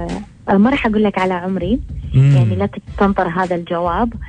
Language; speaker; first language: Arabic; native; Arabic